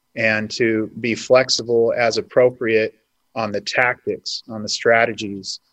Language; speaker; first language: English; native; English